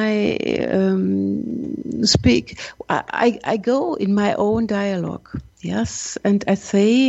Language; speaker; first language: English; non-native, learner; German